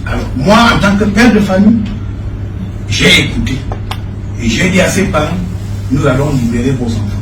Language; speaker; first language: French; non-native, local second language; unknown